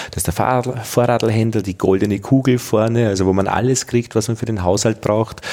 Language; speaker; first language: German; native; German